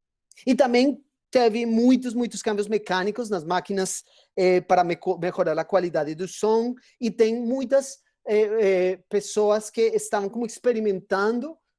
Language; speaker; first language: Portuguese; non-native, fluent; Spanish